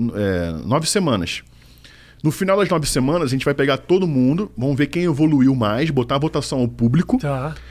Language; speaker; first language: Portuguese; native; Portuguese